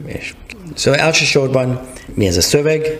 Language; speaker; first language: Hungarian; non-native, learner; English